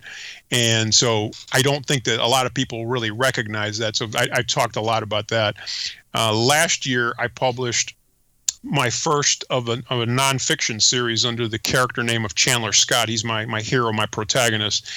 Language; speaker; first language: English; early bilingual, other home language; Spanish